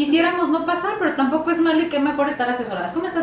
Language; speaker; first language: Spanish; native; Spanish